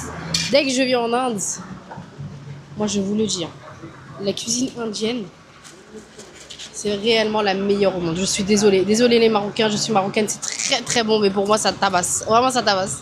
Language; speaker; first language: French; native; French